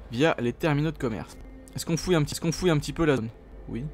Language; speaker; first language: French; native; French